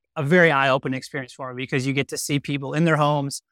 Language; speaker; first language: English; native; English